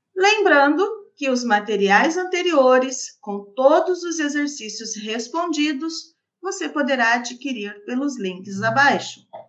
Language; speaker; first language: Portuguese; native; Portuguese